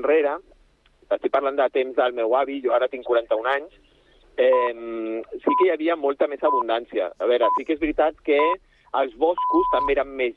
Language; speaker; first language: Catalan; native; Catalan